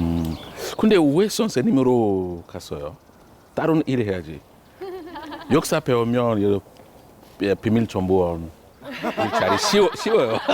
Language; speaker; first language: Korean; non-native, learner; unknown